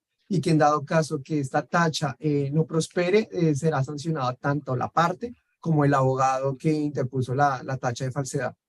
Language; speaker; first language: Spanish; native; Spanish